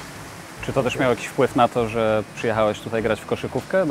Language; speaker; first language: Polish; native; Polish